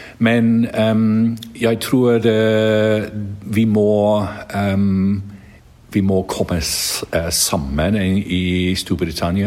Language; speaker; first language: Norwegian; non-native, learner; English